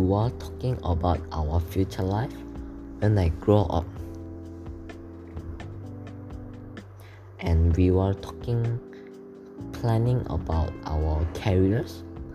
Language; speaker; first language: English; non-native, learner; Korean